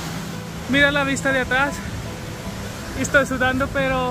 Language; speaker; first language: Spanish; non-native, learner; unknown